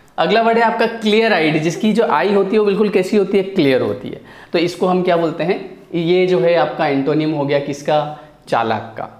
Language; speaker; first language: Hindi; native; Hindi